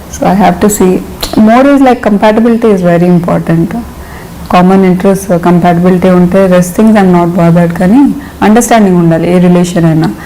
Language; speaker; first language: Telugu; non-native, local second language; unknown